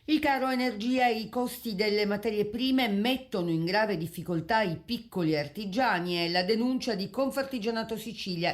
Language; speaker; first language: Italian; native; Italian